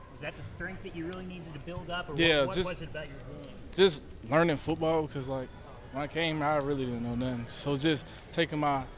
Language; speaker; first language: English; native; English